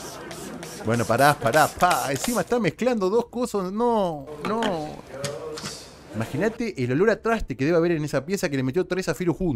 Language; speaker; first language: Spanish; native; Spanish